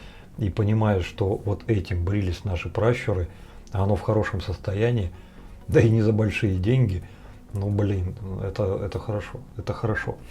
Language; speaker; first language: Russian; native; Russian